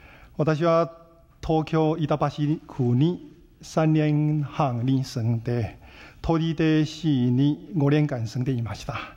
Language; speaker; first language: Japanese; non-native, fluent; Chinese